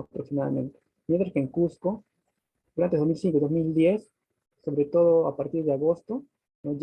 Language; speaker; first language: Spanish; native; Spanish